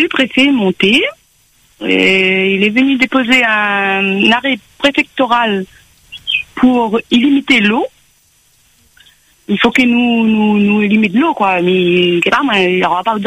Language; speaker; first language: French; non-native, local second language; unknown